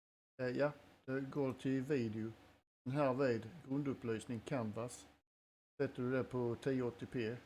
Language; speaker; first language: Swedish; native; Swedish